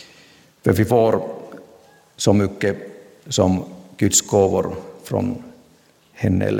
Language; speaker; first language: Swedish; non-native, local second language; Finnish